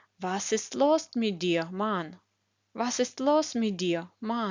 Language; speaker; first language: German; non-native, fluent; Ukrainian